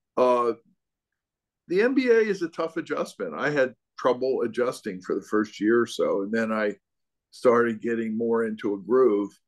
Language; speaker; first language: English; native; English